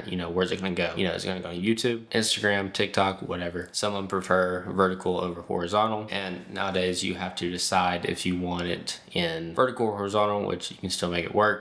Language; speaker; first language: English; native; English